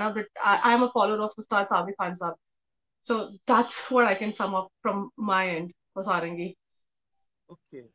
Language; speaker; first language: English; non-native, local second language; Hindi